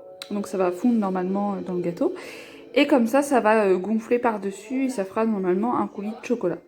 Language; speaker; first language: French; native; French